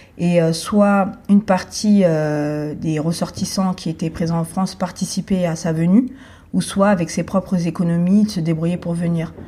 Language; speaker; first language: French; native; French